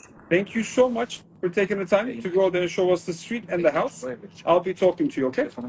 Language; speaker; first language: English; non-native, fluent; Turkish